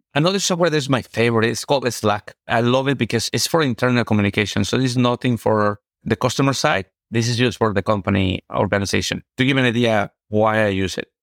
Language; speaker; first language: English; non-native, fluent; Spanish